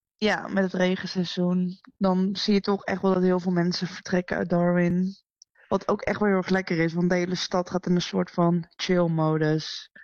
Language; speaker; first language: Dutch; native; Dutch